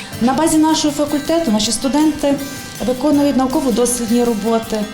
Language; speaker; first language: Ukrainian; native; Ukrainian